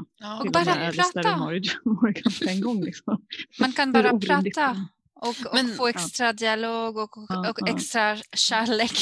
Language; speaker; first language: Swedish; non-native, fluent; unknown